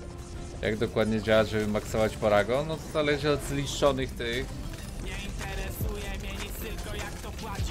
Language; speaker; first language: Polish; native; Polish